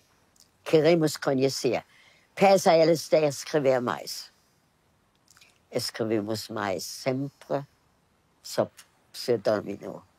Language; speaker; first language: Portuguese; non-native, fluent; German